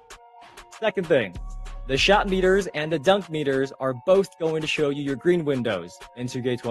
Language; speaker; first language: English; native; English